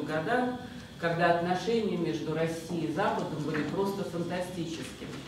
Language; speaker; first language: Russian; native; Russian